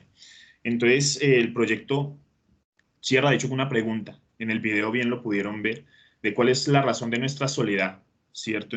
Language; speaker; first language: Spanish; native; Spanish